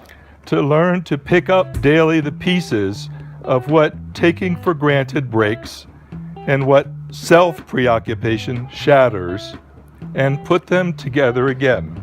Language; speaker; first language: English; native; English